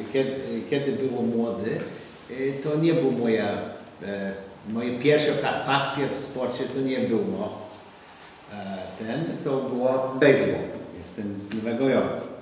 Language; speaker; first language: Polish; non-native, learner; English